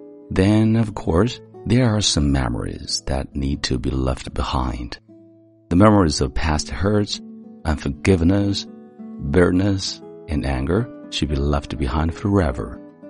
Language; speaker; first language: English; non-native, fluent; Chinese